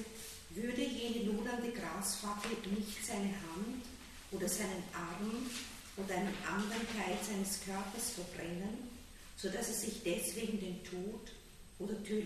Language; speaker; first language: German; native; German